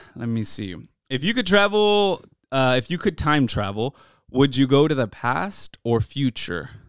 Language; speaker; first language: English; early bilingual, other home language; Spanish